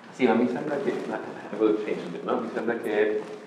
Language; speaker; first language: Italian; non-native, learner; German